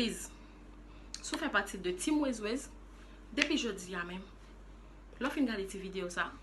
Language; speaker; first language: French; non-native, local second language; Haitian Creole